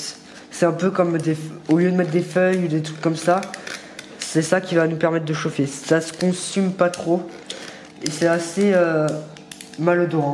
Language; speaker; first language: French; native; French